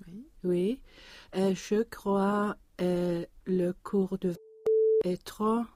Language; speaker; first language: French; non-native, learner; Swedish